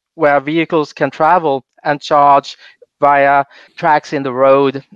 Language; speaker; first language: English; non-native, fluent; Swedish